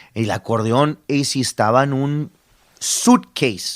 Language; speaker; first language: Spanish; early bilingual, heritage; Spanish